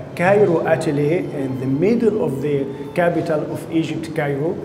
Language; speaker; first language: English; non-native, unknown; Arabic